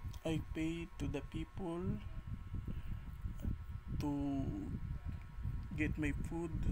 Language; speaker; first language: English; non-native, learner; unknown